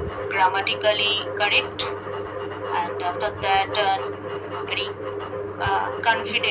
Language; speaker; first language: English; non-native, learner; Bangla